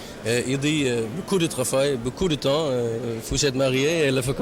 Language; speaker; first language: French; non-native, learner; Dutch